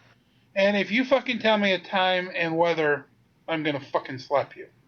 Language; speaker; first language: English; native; English